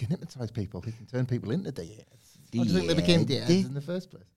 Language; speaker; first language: English; native; English